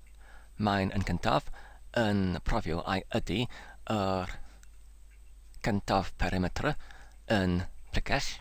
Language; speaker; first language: Welsh; non-native, learner; English